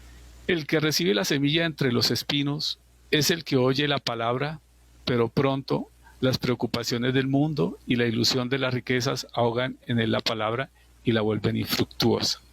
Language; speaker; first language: Spanish; native; Spanish